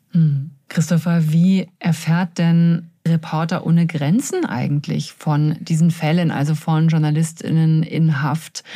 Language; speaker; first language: German; native; German